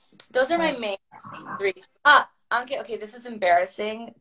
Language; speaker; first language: English; non-native, fluent; Croatian